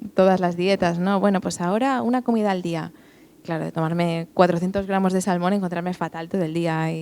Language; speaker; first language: Spanish; non-native, local second language; Catalan